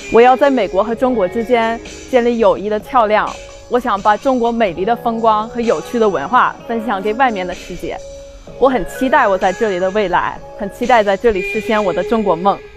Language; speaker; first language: Chinese; non-native, fluent; English